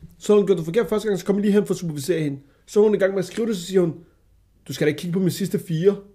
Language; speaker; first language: Danish; early bilingual, other home language; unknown